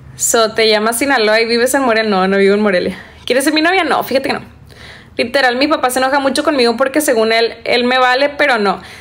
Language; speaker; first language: Spanish; native; Spanish